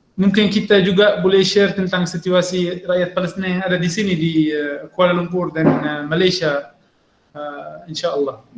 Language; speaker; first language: Malay; non-native, learner; Arabic